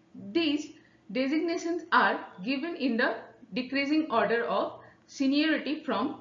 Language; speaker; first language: English; non-native, local second language; Bangla